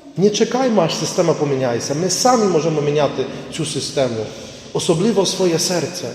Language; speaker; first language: Ukrainian; native; Ukrainian